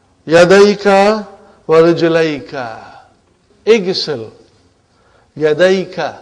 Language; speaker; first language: Arabic; non-native, fluent; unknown